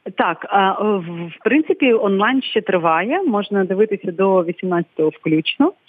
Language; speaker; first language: Ukrainian; non-native, local second language; Bulgarian